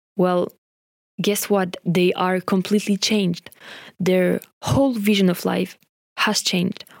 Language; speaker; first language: English; non-native, fluent; French